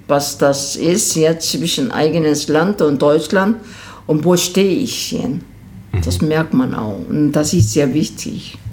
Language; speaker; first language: German; non-native, fluent; Korean